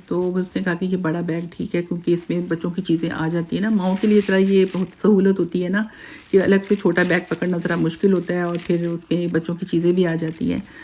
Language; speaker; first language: Urdu; native; Urdu